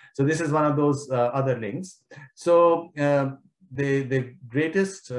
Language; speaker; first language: English; non-native, local second language; Kashmiri